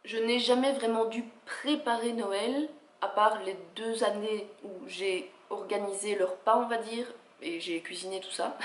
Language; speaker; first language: French; native; French